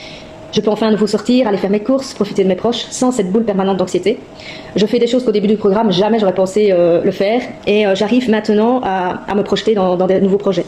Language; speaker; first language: French; native; French